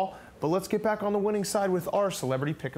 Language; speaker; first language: English; native; English